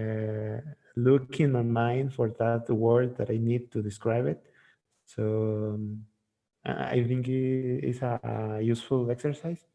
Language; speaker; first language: English; non-native, learner; Spanish